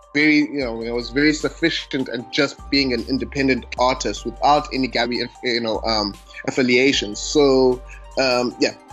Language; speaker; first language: English; non-native, local second language; Xhosa